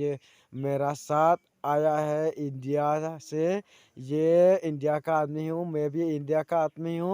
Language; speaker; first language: Hindi; non-native, local second language; Chakma